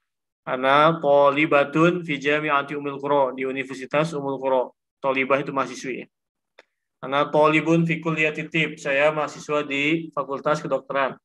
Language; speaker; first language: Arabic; non-native, fluent; Indonesian